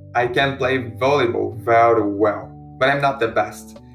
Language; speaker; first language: English; non-native, learner; Portuguese